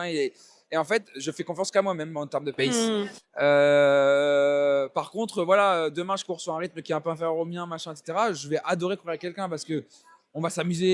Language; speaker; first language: French; native; French